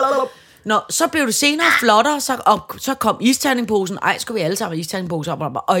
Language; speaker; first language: Danish; native; Danish